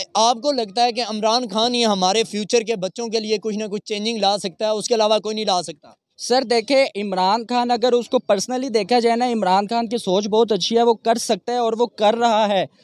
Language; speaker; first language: Urdu; non-native, local second language; Punjabi